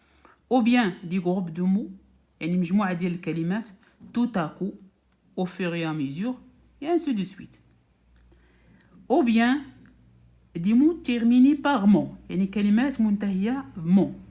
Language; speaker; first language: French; non-native, local second language; Arabic